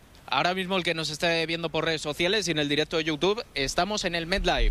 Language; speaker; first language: Spanish; native; Spanish